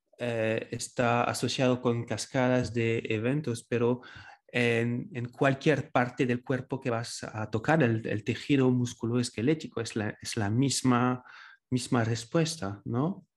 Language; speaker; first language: Spanish; non-native, fluent; French